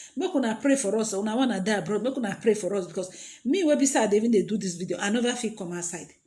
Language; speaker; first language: Nigerian Pidgin; native; Nigerian Pidgin